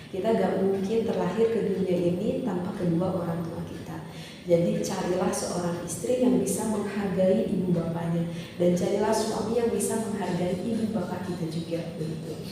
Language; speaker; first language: Indonesian; native; Indonesian